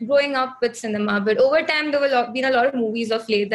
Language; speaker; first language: English; non-native, local second language; Konkani